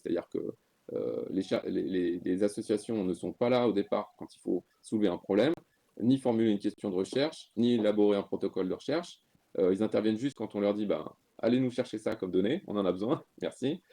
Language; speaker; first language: French; native; French